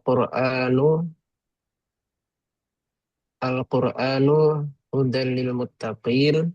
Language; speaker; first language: Arabic; non-native, learner; Indonesian